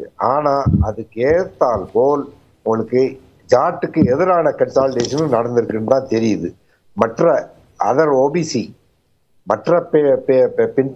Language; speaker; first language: Tamil; native; Tamil